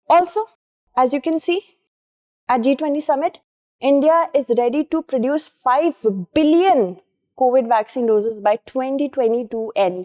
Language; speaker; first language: English; non-native, local second language; Hindi